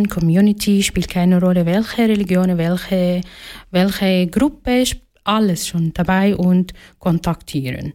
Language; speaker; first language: German; non-native, learner; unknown